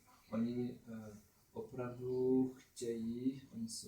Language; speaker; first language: Czech; non-native, learner; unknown